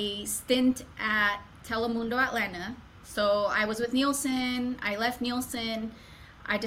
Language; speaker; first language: English; native; English